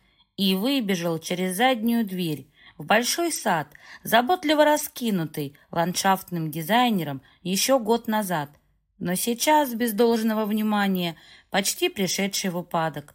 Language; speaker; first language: Russian; native; Russian